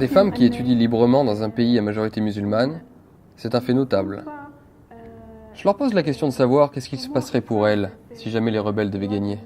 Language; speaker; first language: French; native; French